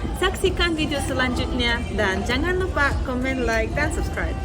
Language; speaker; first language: Indonesian; non-native, fluent; Russian